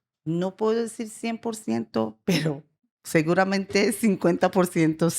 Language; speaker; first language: Spanish; non-native, learner; Persian